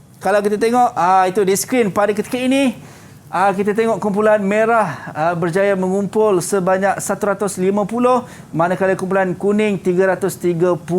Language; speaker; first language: Malay; non-native, local second language; Central Dusun